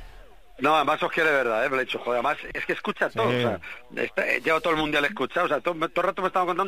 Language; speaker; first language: Spanish; native; Spanish